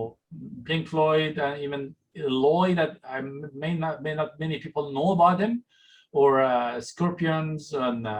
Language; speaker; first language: English; non-native, fluent; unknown